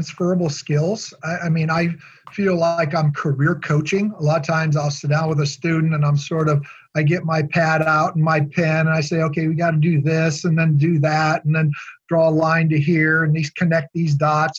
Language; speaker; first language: English; native; English